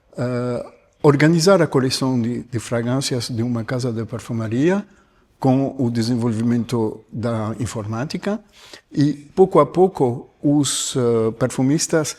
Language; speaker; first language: Portuguese; non-native, fluent; French